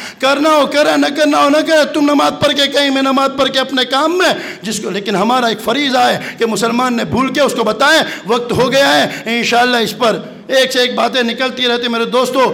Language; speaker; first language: Urdu; non-native, local second language; Gujarati